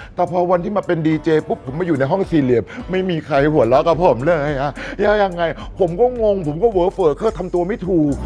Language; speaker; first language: Thai; native; Thai